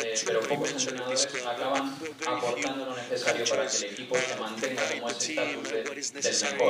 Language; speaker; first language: Spanish; native; Spanish